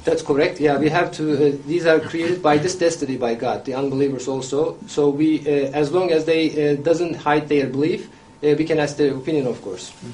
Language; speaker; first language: English; non-native, fluent; Turkish